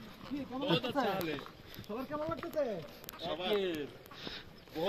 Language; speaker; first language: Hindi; non-native, learner; Bangla